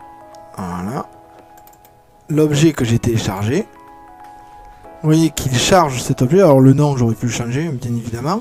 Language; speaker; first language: French; native; French